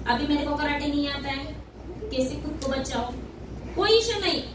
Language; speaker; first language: Hindi; non-native, local second language; Marathi